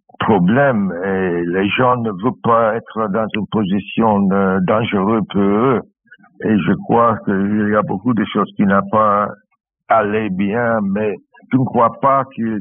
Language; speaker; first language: French; non-native, learner; English